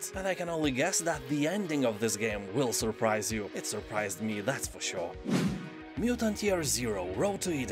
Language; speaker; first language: English; non-native, fluent; Lithuanian